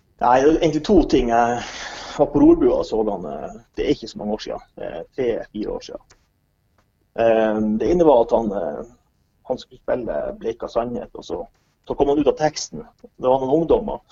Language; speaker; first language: Norwegian; native; Norwegian